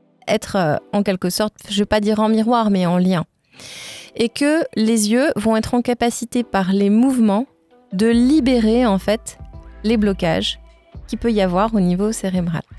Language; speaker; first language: French; native; French